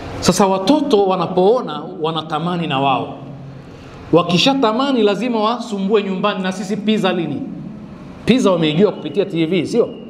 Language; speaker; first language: Swahili; native; Swahili